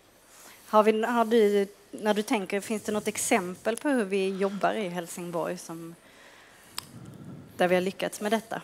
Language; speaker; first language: Swedish; native; Swedish